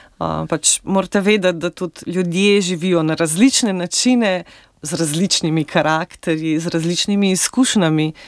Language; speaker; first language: Slovenian; native; Slovenian